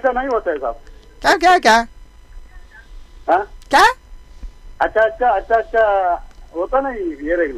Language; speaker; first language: Hindi; non-native, local second language; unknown